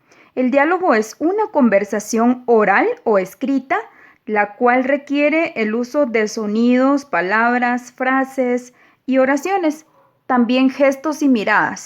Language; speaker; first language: Spanish; native; Spanish